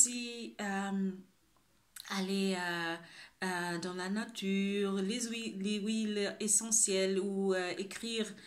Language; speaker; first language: French; non-native, fluent; Spanish